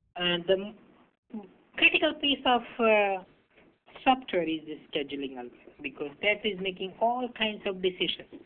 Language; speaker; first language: English; non-native, local second language; Hindi